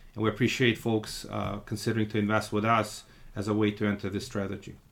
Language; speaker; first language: English; non-native, fluent; Russian